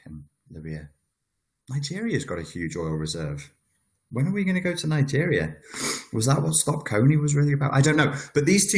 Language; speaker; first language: English; native; English